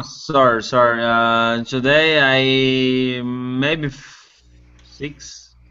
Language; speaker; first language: English; non-native, learner; Portuguese